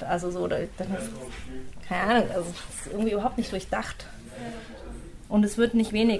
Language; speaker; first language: German; native; German